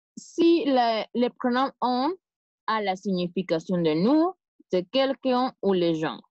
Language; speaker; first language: French; non-native, fluent; Spanish